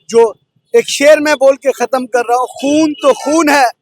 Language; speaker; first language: Hindi; non-native, local second language; Bangla